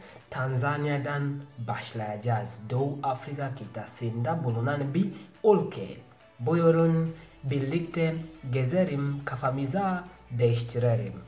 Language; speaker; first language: Turkish; non-native, learner; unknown